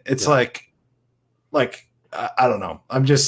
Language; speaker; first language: English; native; English